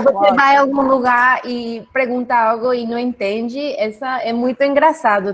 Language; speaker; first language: Portuguese; non-native, learner; Spanish